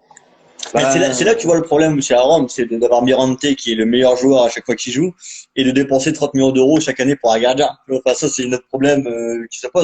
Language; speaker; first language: French; native; French